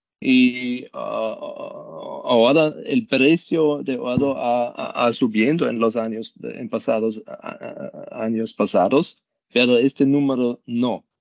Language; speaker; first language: Spanish; non-native, learner; German